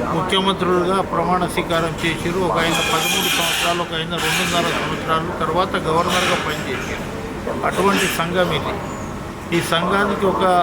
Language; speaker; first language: Telugu; non-native, local second language; Lambadi